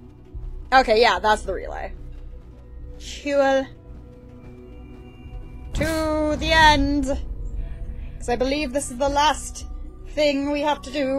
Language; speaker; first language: English; native; English